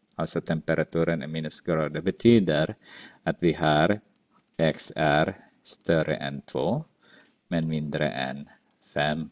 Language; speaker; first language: Swedish; non-native, fluent; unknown